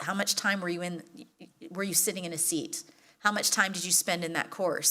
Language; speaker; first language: English; native; English